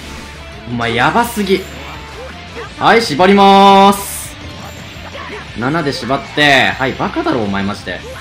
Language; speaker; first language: Japanese; native; Japanese